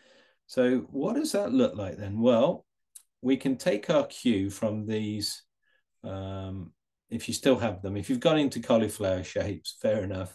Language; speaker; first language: English; native; English